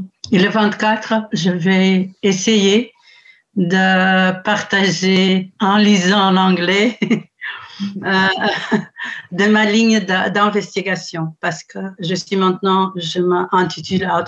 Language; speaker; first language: French; non-native, fluent; Kabuverdianu